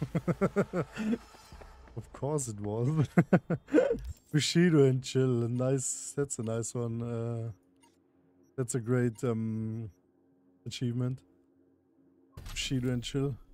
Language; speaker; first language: English; non-native, fluent; German